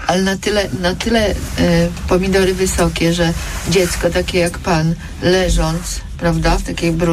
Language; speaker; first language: Polish; native; Polish